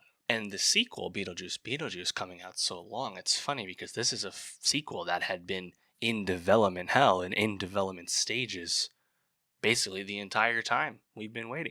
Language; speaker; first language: English; native; English